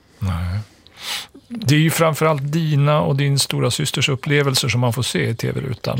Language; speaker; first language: Swedish; native; Swedish